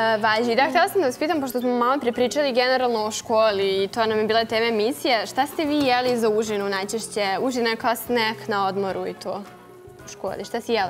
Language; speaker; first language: Serbian; native; Serbian